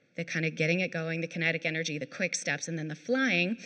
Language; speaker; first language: English; native; English